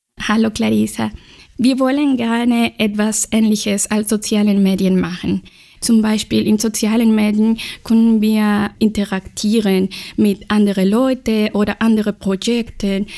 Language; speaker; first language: German; non-native, learner; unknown